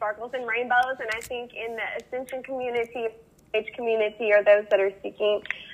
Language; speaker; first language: English; native; English